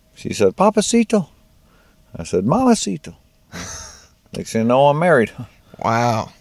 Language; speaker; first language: English; native; English